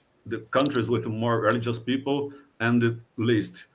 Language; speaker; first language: English; non-native, fluent; Portuguese